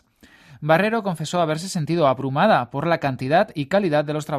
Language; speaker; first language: Spanish; native; Spanish